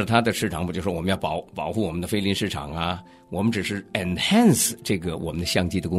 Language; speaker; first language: Chinese; native; Chinese